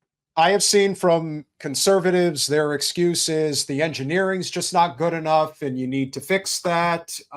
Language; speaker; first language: English; native; English